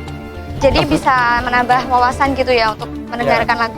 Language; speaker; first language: Indonesian; native; Indonesian